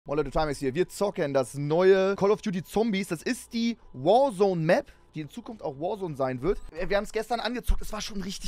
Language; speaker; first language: German; native; German